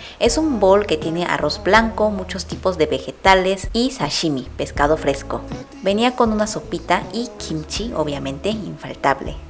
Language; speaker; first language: Spanish; non-native, fluent; Korean